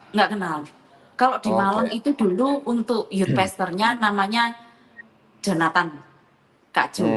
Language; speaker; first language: Indonesian; native; Indonesian